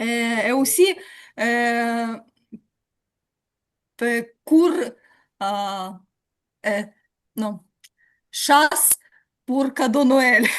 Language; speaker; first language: French; non-native, learner; Ukrainian